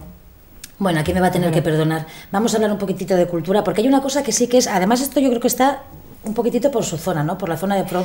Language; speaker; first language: Spanish; native; Spanish